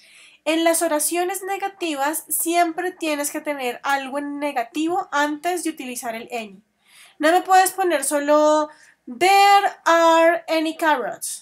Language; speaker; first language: Spanish; native; Spanish